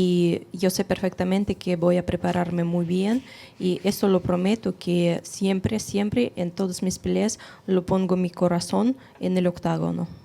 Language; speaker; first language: Spanish; non-native, fluent; Russian